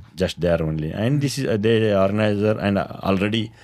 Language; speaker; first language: English; non-native, local second language; Kannada